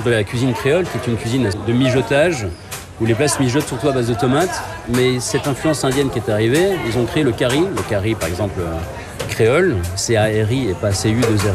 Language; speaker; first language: French; native; French